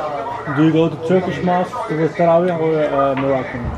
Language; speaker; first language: English; non-native, fluent; Turkish